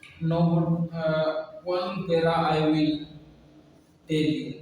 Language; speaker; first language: English; non-native, learner; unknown